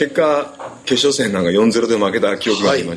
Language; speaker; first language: Japanese; native; Japanese